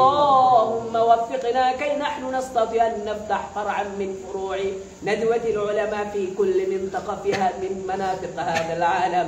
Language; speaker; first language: Arabic; non-native, fluent; Bangla